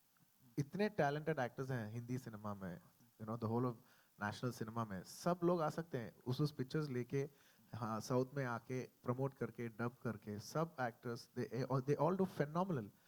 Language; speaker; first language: Hindi; non-native, local second language; Telugu